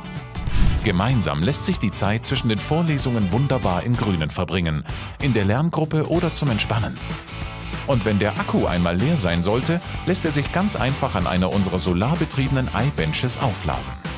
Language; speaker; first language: German; native; German